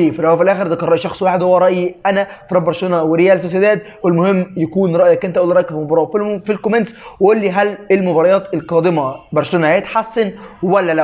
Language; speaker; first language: Arabic; native; Arabic